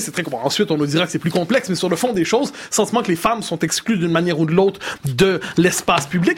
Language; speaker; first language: French; native; French